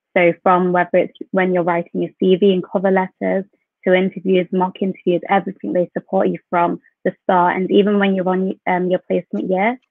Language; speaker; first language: English; native; English